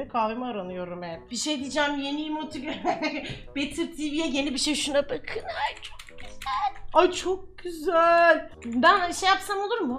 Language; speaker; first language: Turkish; native; Turkish